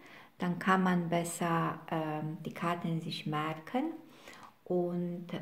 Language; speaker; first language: German; non-native, fluent; Polish